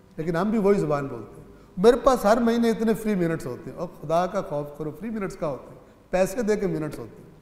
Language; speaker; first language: Urdu; non-native, local second language; Punjabi